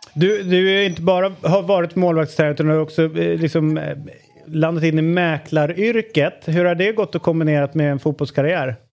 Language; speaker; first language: Swedish; native; Swedish